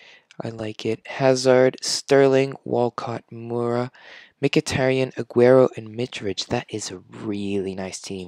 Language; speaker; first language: English; non-native, fluent; French